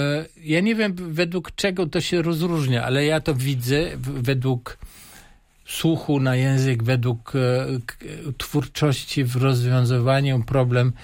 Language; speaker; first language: Polish; non-native, fluent; German